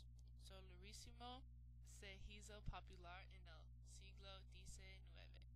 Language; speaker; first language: Spanish; non-native, learner; English